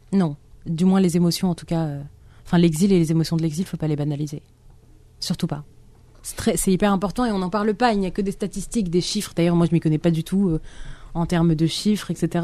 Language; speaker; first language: French; non-native, local second language; Arabic